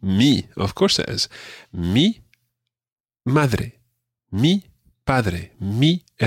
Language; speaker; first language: Spanish; non-native, fluent; English